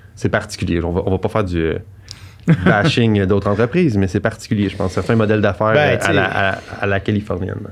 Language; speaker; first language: French; native; French